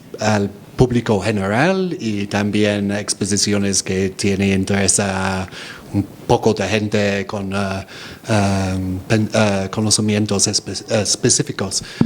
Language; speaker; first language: Spanish; non-native, fluent; English